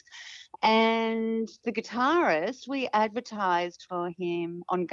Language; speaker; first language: English; native; English